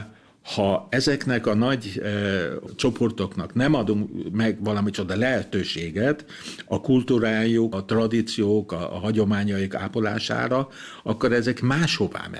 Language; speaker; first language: Hungarian; non-native, local second language; German